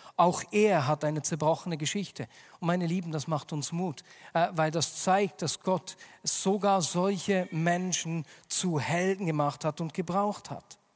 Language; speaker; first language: German; native; German